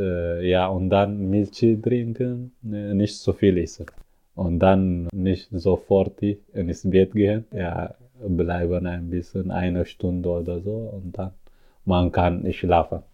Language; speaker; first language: German; non-native, learner; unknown